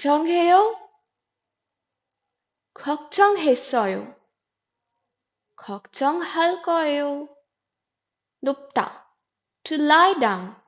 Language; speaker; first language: Korean; non-native, fluent; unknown